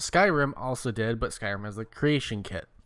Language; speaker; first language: English; native; English